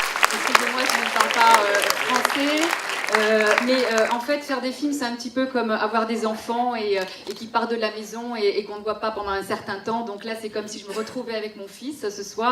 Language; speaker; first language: French; non-native, fluent; Spanish